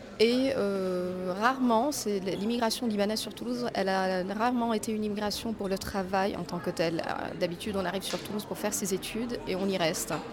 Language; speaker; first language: French; non-native, local second language; Arabic